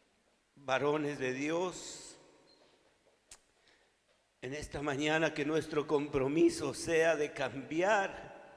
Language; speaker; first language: Spanish; native; Spanish